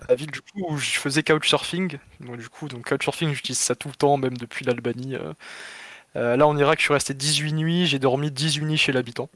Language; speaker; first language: French; native; French